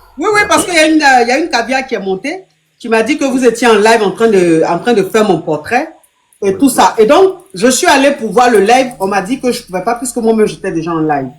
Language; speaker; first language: French; non-native, local second language; Lingala